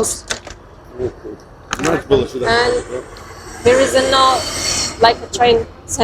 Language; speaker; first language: English; non-native, learner; Turkish